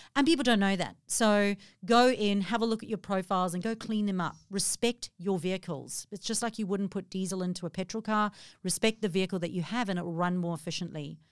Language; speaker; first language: English; native; English